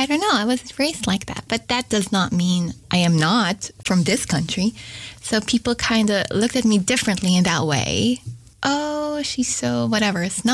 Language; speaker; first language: English; native; English